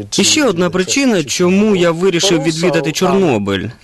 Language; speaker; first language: Ukrainian; non-native, fluent; English